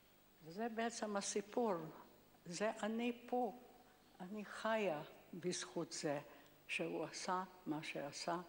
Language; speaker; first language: Hebrew; non-native, fluent; Hungarian